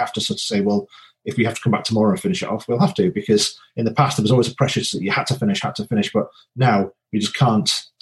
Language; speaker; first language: English; native; English